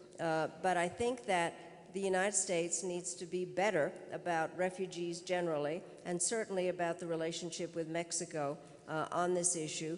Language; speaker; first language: English; early bilingual, other home language; Czech